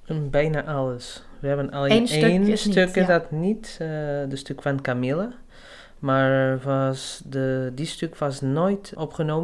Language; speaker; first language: Dutch; non-native, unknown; Portuguese